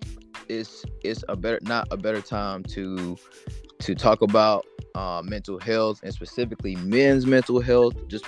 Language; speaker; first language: English; native; English